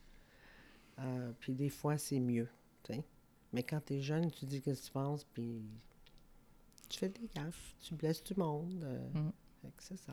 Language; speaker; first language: French; native; French